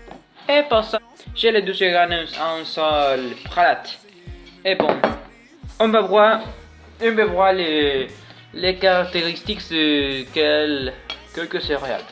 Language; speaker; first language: French; non-native, learner; Spanish